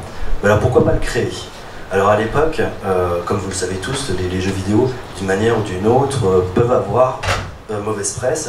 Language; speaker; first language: French; native; French